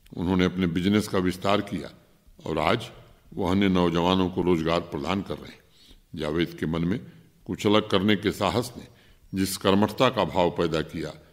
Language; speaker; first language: Hindi; native; Hindi